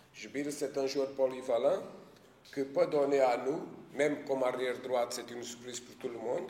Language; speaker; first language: French; non-native, fluent; Portuguese